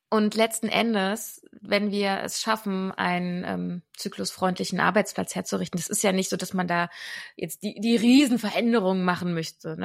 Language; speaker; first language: German; native; German